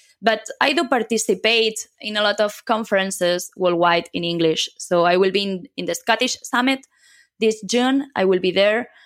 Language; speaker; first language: English; non-native, fluent; Catalan